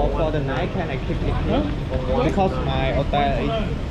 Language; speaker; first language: English; non-native, learner; Khmer